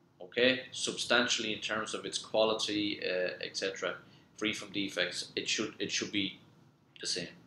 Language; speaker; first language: English; native; English